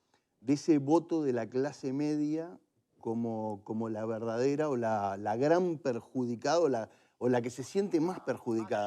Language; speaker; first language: Spanish; native; Spanish